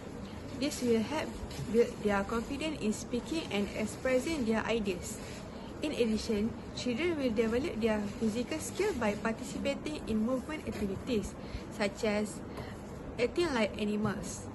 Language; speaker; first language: English; non-native, learner; Malay